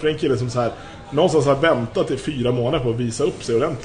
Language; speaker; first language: Swedish; native; Swedish